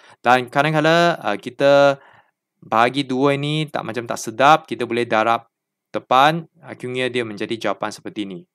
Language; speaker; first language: Malay; non-native, local second language; Chinese